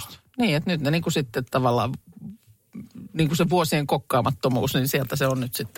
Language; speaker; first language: Finnish; native; Finnish